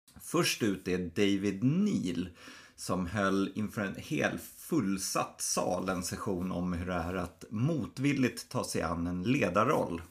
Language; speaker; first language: Swedish; native; Swedish